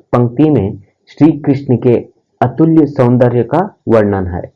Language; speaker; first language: Hindi; non-native, local second language; Kannada